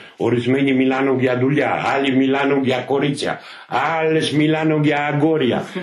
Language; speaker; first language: Greek; non-native, fluent; Polish